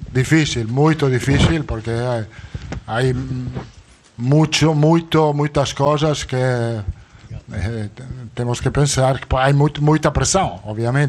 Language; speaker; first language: Portuguese; non-native, fluent; Italian